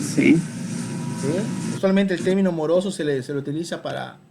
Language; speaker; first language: Spanish; native; Spanish